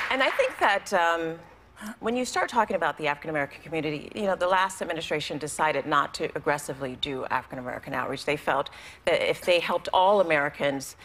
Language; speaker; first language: English; native; English